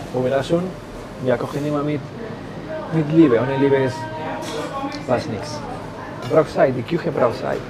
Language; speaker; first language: German; non-native, learner; Spanish